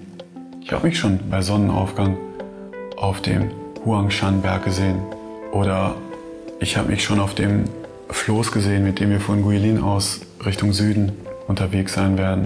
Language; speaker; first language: German; native; German